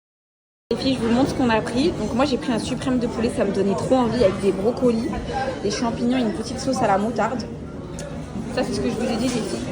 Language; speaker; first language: French; native; French